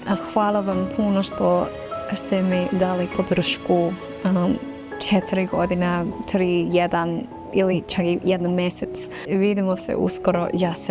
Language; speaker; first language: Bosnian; non-native, fluent; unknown